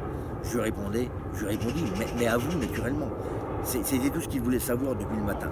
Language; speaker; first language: French; native; French